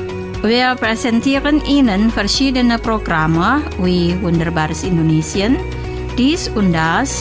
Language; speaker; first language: German; non-native, fluent; Indonesian